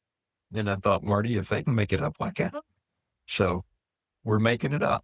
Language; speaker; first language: English; native; English